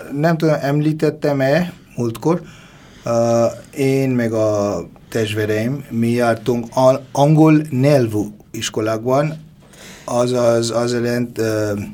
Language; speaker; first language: Hungarian; non-native, fluent; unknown